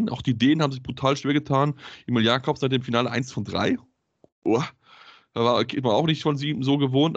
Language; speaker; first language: German; native; German